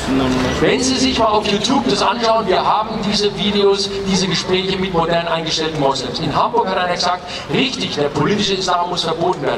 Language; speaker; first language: German; native; German